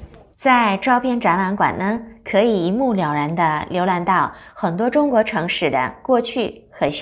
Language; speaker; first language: Chinese; non-native, fluent; Korean